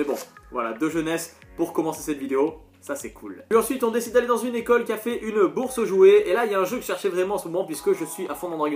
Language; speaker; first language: French; native; French